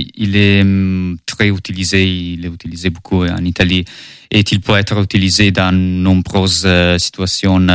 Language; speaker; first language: French; non-native, learner; Italian